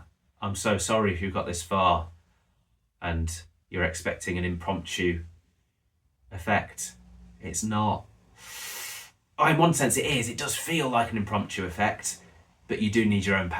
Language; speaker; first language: English; native; English